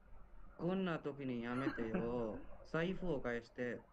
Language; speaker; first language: Japanese; non-native, learner; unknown